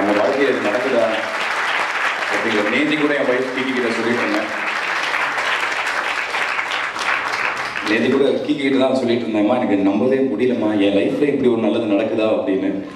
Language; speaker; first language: Tamil; native; Tamil